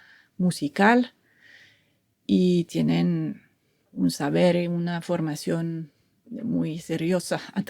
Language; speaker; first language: Spanish; non-native, fluent; French